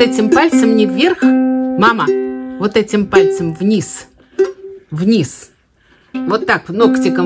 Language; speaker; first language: Russian; native; Russian